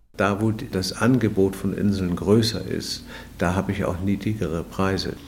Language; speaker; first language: German; native; German